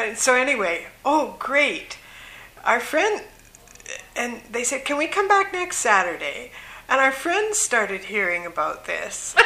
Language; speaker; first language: English; native; English